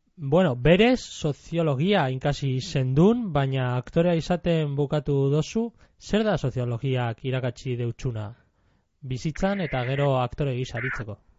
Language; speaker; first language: Basque; native; Basque